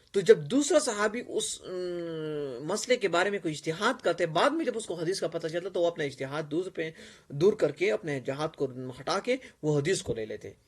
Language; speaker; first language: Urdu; non-native, local second language; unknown